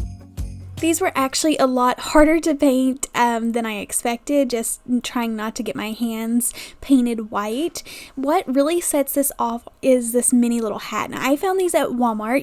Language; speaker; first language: English; native; English